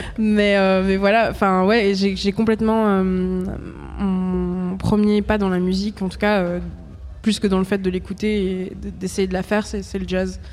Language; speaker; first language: French; native; French